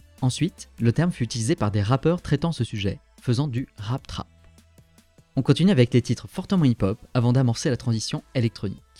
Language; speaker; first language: French; native; French